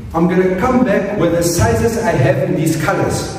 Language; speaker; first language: English; non-native, local second language; Afrikaans